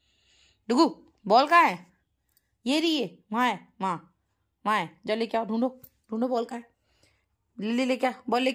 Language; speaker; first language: Hindi; native; Hindi